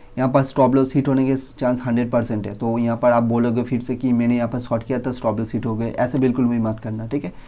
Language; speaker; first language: Hindi; non-native, local second language; Bangla